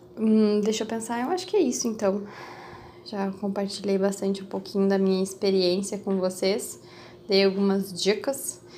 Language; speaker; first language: Portuguese; native; Portuguese